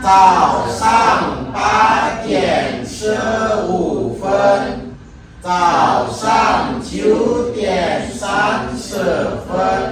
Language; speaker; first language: Chinese; non-native, learner; Indonesian